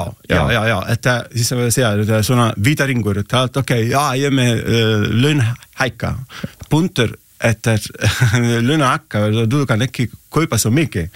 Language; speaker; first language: Icelandic; non-native, learner; Italian